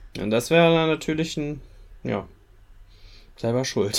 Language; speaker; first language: German; native; German